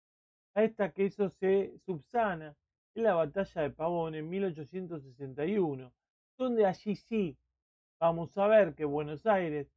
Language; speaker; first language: Spanish; native; Spanish